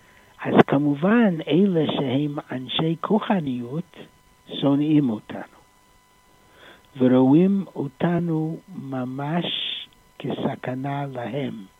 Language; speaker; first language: Hebrew; non-native, fluent; English